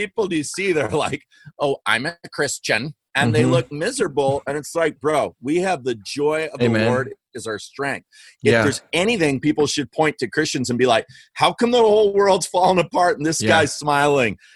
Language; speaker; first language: English; native; English